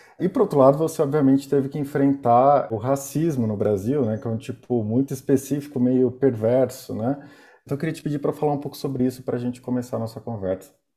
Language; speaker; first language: Portuguese; native; Portuguese